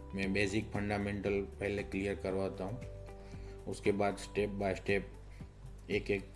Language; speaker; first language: Hindi; non-native, local second language; Gujarati